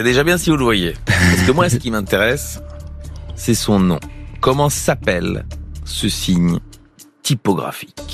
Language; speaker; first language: French; native; French